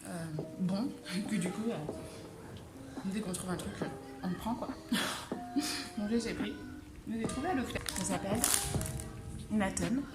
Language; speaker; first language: French; native; French